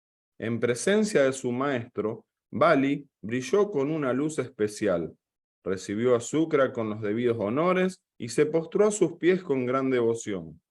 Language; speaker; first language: Spanish; native; Spanish